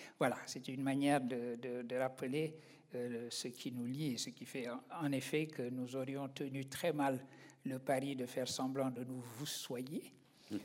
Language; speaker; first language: French; non-native, local second language; Wolof